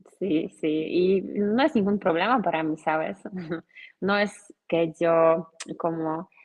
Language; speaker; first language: Spanish; non-native, fluent; Polish